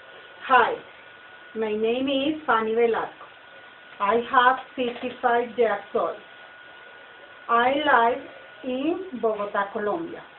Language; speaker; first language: English; non-native, learner; Spanish